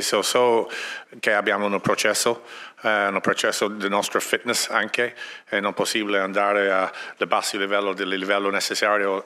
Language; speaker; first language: Italian; non-native, learner; English